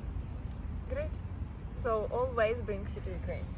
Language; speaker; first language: English; non-native, fluent; Ukrainian